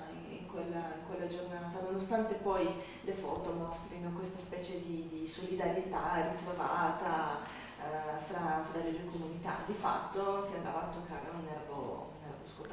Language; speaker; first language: Italian; native; Italian